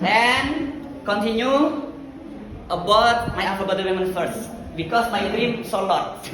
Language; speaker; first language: English; non-native, learner; Indonesian